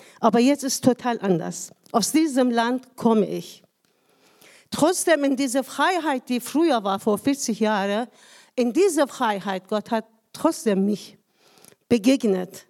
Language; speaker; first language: German; non-native, fluent; Persian